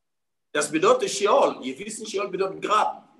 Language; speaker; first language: German; non-native, fluent; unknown